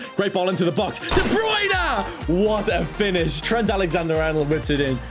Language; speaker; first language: English; native; English